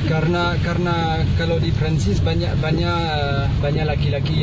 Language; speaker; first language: Indonesian; non-native, learner; French